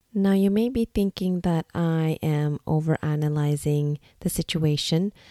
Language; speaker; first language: English; non-native, fluent; Norwegian